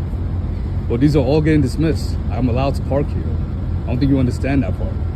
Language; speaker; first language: English; native; English